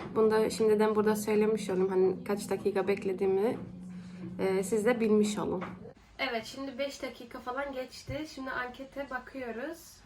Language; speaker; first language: Turkish; early bilingual, heritage; Turkish